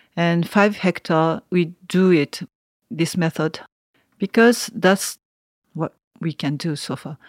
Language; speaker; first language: English; non-native, learner; Japanese